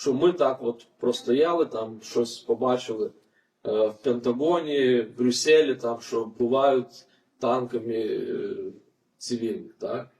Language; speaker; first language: Ukrainian; non-native, fluent; Lithuanian